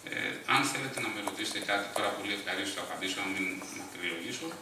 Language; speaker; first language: Greek; native; Greek